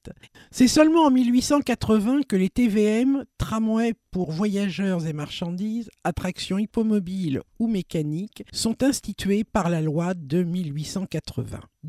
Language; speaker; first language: French; native; French